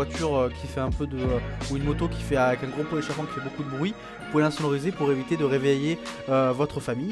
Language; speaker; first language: French; native; French